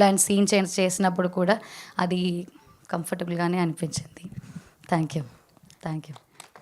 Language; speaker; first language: Telugu; non-native, learner; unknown